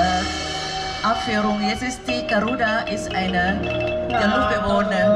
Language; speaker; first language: German; non-native, learner; Thai